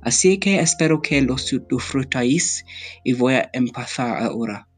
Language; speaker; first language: Spanish; non-native, learner; English